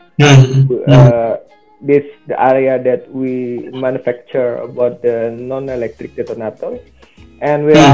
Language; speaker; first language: English; non-native, learner; Indonesian